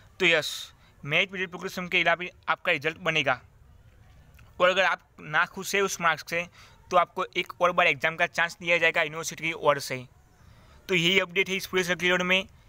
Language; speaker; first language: Hindi; non-native, local second language; Gujarati